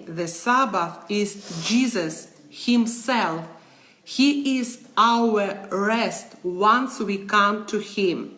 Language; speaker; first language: English; non-native, learner; Ukrainian